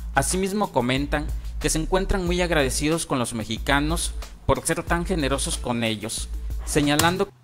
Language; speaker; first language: Spanish; native; Spanish